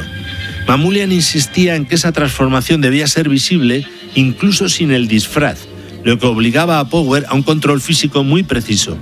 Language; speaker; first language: Spanish; native; Spanish